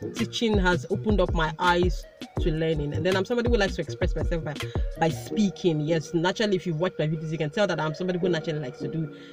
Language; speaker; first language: English; non-native, local second language; Igbo